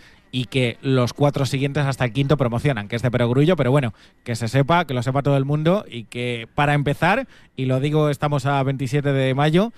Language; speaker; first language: Spanish; native; Spanish